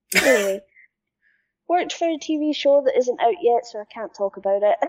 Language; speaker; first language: English; native; English